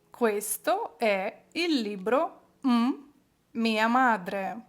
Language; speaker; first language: Italian; non-native, fluent; Ukrainian